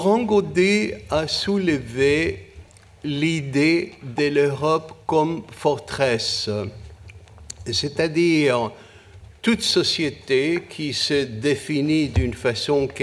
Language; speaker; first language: French; non-native, fluent; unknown